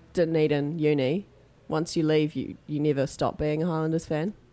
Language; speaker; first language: English; native; English